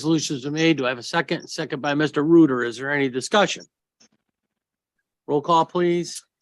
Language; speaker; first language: English; native; English